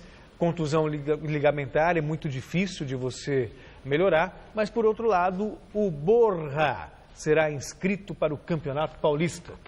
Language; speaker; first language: Portuguese; native; Portuguese